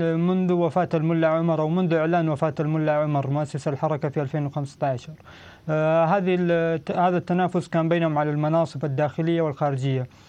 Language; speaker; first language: Arabic; non-native, fluent; Pashto